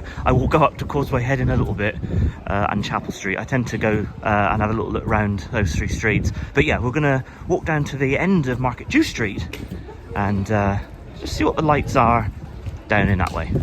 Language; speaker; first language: English; native; English